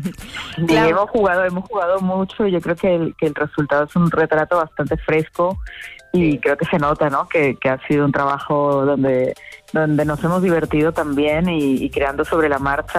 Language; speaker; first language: Spanish; native; Spanish